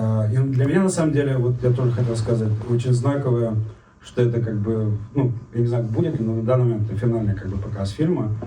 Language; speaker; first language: Russian; native; Russian